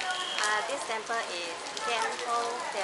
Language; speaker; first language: English; non-native, local second language; Chinese